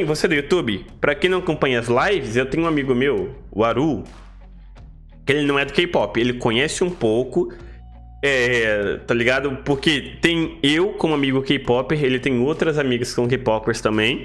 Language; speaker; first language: Portuguese; native; Portuguese